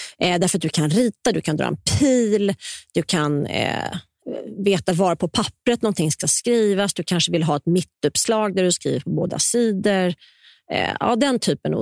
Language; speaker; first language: Swedish; native; Swedish